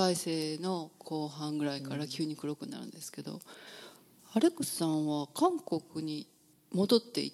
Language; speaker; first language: Japanese; native; Japanese